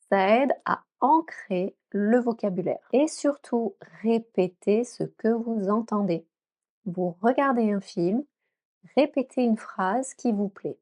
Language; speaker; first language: French; native; French